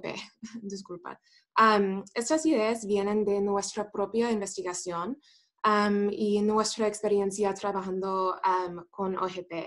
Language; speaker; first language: Spanish; non-native, fluent; English